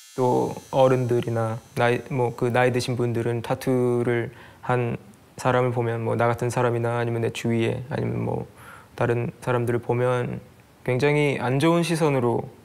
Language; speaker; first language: Korean; native; Korean